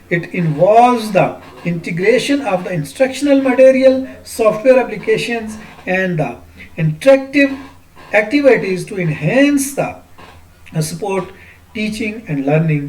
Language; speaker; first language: English; non-native, local second language; Urdu